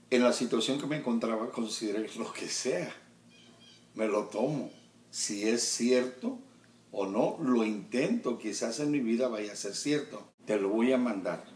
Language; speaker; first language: Spanish; early bilingual, heritage; Spanish